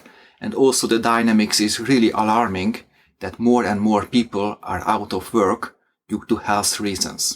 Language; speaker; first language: English; non-native, fluent; Hungarian